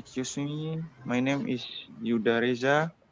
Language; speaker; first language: English; non-native, learner; Indonesian